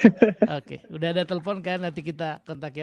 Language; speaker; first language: Indonesian; native; Indonesian